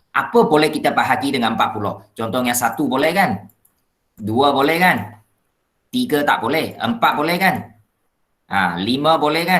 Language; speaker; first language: Malay; non-native, local second language; Chinese